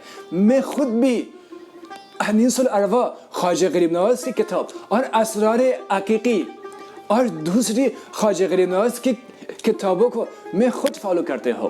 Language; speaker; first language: Urdu; non-native, fluent; Persian